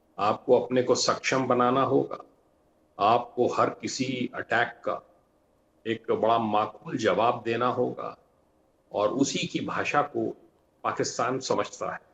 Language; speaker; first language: Hindi; native; Hindi